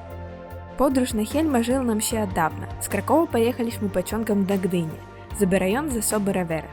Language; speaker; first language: Polish; non-native, learner; Russian